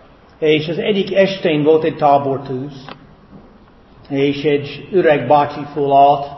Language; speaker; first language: Hungarian; non-native, fluent; English